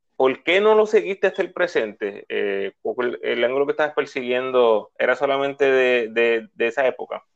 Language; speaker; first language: Spanish; native; Spanish